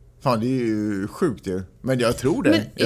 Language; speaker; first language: Swedish; native; Swedish